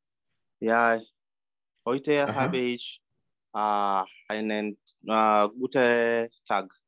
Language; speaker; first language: German; non-native, learner; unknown